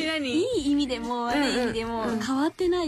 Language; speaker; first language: Japanese; native; Japanese